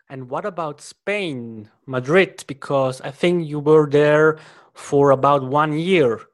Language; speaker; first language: English; non-native, fluent; German